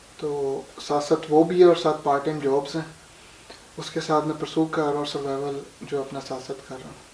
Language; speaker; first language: Urdu; non-native, local second language; Punjabi